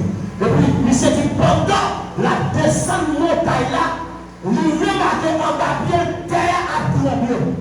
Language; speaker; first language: French; non-native, local second language; Haitian Creole